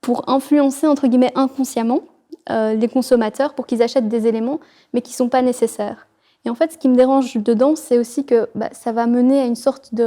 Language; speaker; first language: French; native; French